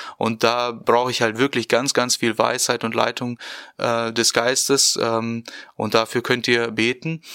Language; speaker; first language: German; native; German